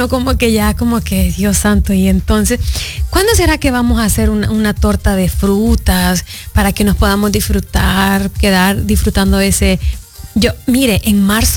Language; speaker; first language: Spanish; native; Spanish